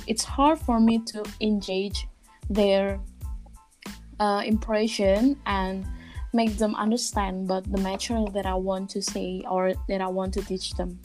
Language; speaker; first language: English; non-native, fluent; Indonesian